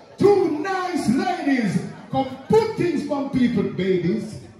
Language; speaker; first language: English; native; English